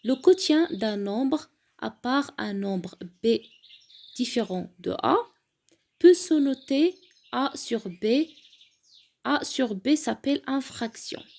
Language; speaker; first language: French; non-native, local second language; Arabic